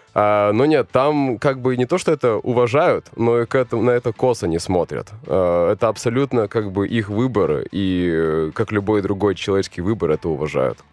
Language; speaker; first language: Russian; native; Russian